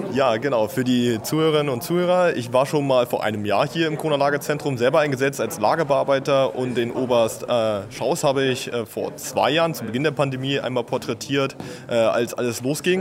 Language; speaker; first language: German; native; German